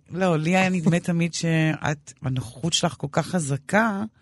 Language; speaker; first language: Hebrew; native; Hebrew